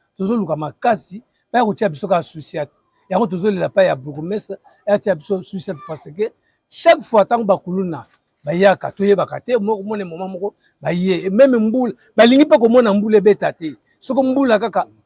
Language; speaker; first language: Lingala; native; Lingala